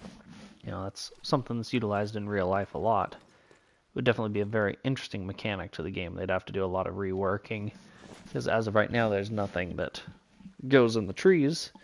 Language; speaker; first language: English; native; English